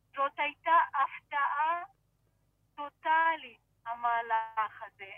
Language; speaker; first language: Hebrew; non-native, fluent; Russian